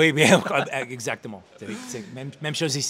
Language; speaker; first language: French; non-native, learner; English